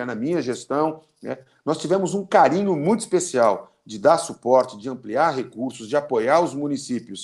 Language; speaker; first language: Portuguese; native; Portuguese